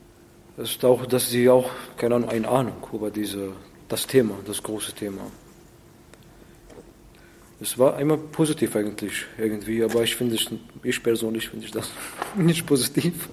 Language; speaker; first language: German; non-native, learner; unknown